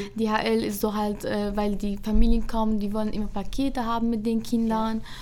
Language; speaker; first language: German; non-native, fluent; Arabic